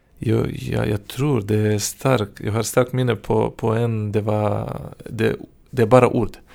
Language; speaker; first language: Swedish; non-native, learner; Serbian